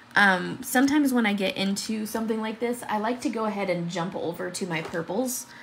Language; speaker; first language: English; native; English